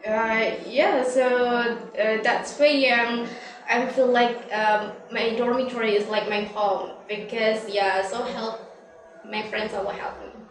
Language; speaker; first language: English; non-native, learner; Indonesian